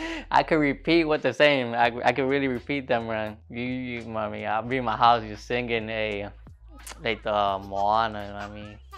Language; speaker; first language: English; non-native, fluent; Spanish